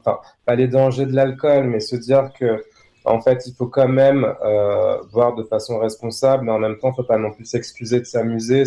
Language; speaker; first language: French; native; French